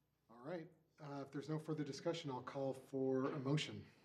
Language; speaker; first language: English; native; English